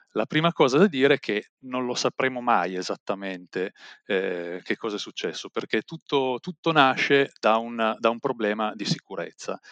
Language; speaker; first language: Italian; native; Italian